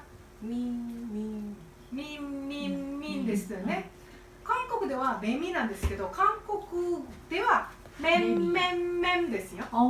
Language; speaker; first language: Japanese; non-native, fluent; Korean